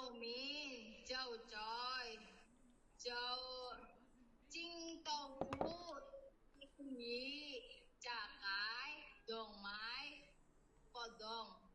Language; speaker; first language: Cantonese; non-native, learner; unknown